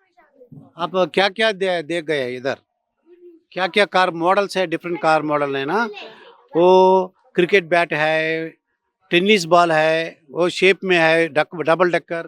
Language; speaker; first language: Hindi; non-native, local second language; Telugu